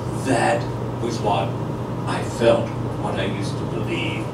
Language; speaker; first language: English; native; English